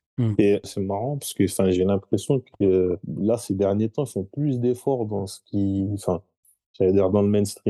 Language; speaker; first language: French; native; French